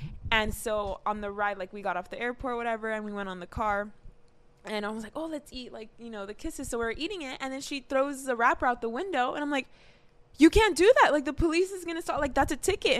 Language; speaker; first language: English; early bilingual, other home language; Spanish